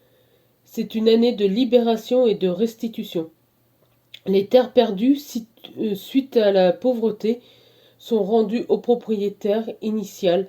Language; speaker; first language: French; native; French